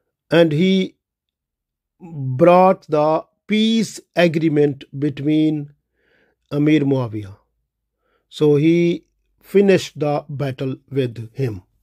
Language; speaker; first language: English; non-native, local second language; Urdu